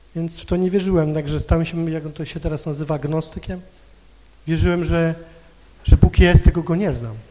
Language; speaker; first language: Polish; non-native, local second language; Kashubian